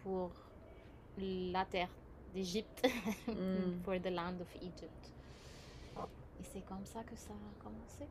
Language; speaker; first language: French; non-native, fluent; Arabic